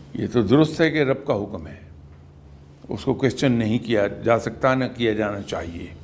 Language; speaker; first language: Urdu; native; Urdu